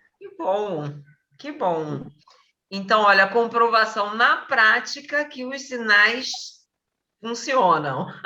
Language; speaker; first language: Portuguese; native; Portuguese